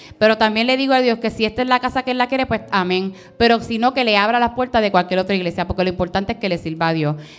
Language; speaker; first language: Spanish; early bilingual, heritage; Spanish